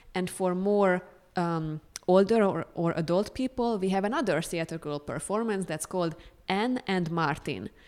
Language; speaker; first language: English; non-native, fluent; Hungarian